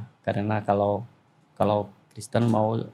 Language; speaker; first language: Indonesian; non-native, fluent; Portuguese